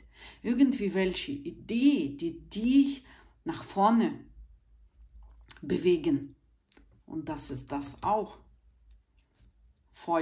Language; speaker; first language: German; non-native, fluent; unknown